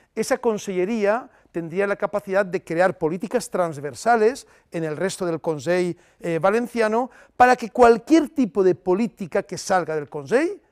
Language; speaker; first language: Spanish; native; Spanish